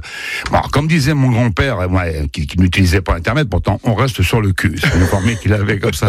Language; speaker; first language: French; native; French